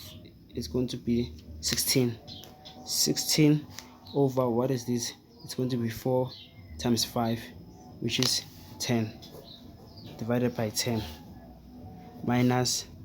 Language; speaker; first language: English; non-native, fluent; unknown